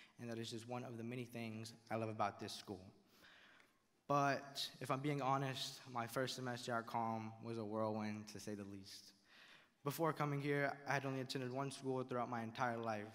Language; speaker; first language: English; early bilingual, other home language; Spanish